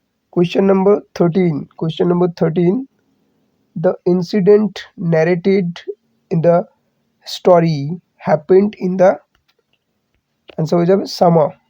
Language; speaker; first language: English; non-native, local second language; Bangla